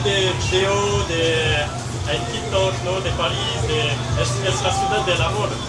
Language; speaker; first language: Spanish; non-native, learner; French